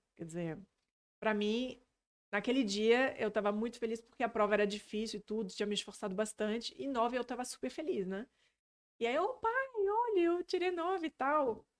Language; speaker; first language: Portuguese; non-native, fluent; French